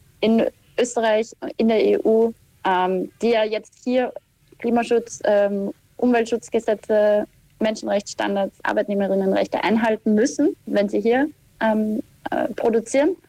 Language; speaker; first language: German; native; German